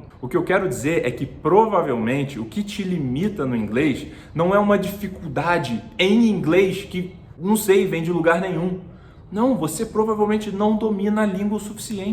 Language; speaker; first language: Portuguese; native; Portuguese